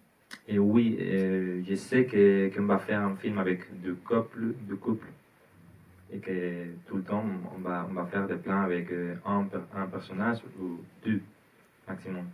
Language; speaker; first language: French; non-native, learner; Spanish